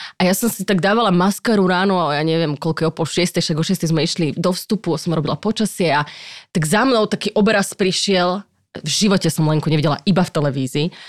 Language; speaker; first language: Slovak; native; Slovak